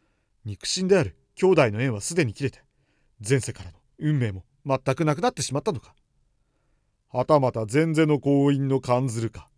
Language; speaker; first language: Japanese; native; Japanese